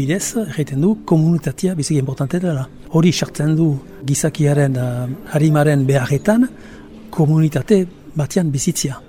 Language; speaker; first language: Basque; native; Basque